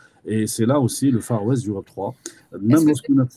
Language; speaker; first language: French; native; French